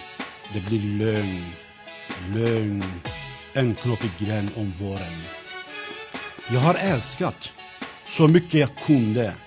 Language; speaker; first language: Swedish; non-native, fluent; Zaza